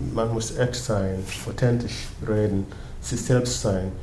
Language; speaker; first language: German; non-native, fluent; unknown